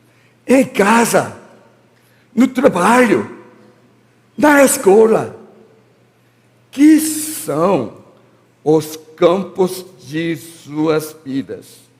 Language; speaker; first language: Portuguese; non-native, learner; Korean